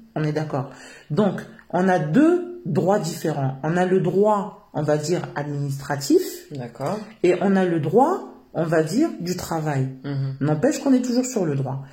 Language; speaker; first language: French; native; French